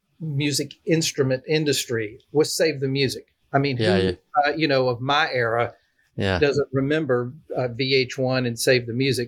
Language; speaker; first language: English; native; English